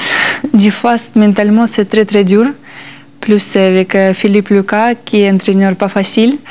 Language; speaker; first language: French; non-native, learner; Russian